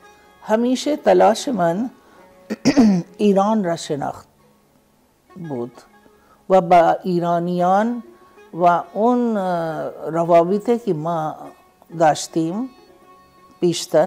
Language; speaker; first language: Persian; non-native, fluent; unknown